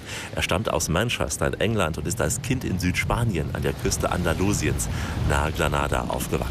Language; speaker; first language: German; native; German